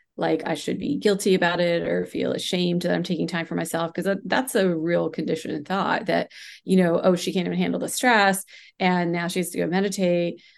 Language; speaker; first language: English; non-native, local second language; Hindi